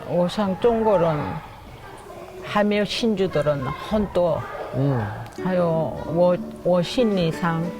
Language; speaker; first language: Chinese; non-native, learner; Korean